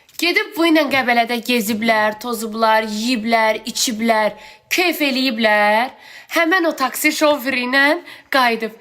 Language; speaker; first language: Azerbaijani; native; Azerbaijani